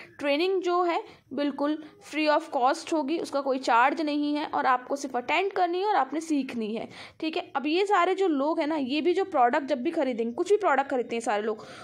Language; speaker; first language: Hindi; non-native, local second language; Punjabi